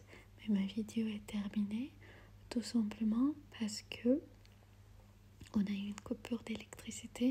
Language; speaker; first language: French; non-native, fluent; Armenian